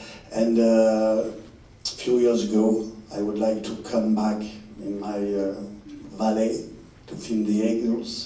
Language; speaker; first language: English; non-native, learner; French